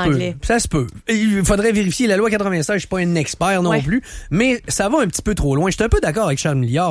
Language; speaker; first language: French; native; French